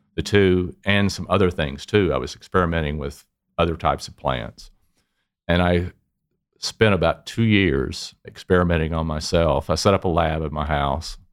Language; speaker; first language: English; native; English